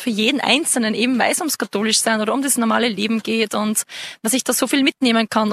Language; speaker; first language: German; native; German